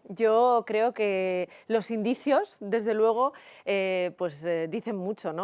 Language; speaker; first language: Spanish; native; Spanish